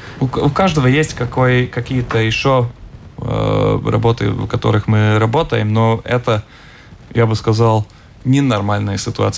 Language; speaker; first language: Russian; non-native, local second language; Latvian